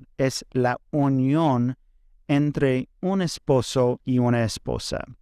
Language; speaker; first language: Spanish; non-native, fluent; English